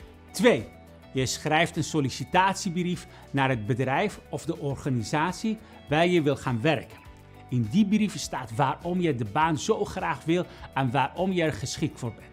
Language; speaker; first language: Dutch; non-native, fluent; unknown